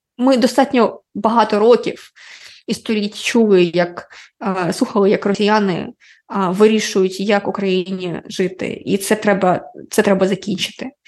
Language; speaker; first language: Ukrainian; non-native, local second language; Russian